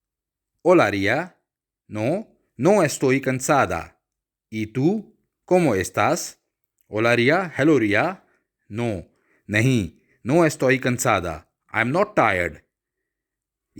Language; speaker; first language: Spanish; non-native, fluent; Urdu